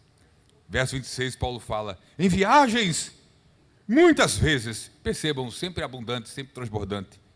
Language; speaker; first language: Portuguese; native; Portuguese